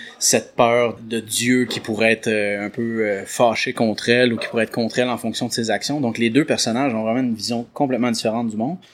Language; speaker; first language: French; native; French